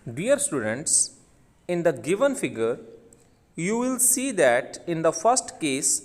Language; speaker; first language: English; non-native, local second language; Punjabi